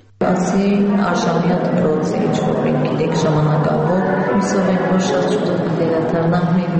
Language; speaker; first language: Armenian; early bilingual, heritage; Armenian